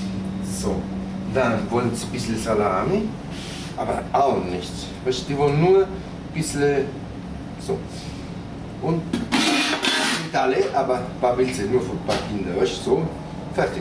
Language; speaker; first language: German; non-native, fluent; Italian